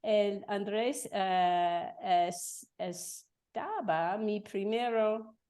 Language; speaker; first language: Spanish; non-native, learner; English